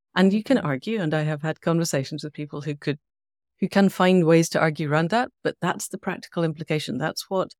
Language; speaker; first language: English; native; English